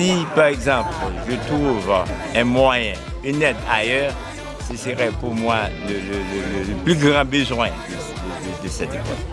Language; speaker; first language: French; non-native, local second language; Haitian Creole